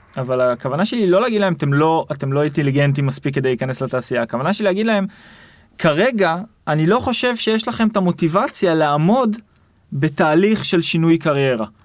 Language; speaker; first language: Hebrew; native; Hebrew